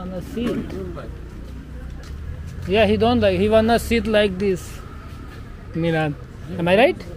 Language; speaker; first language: English; non-native, learner; Hindi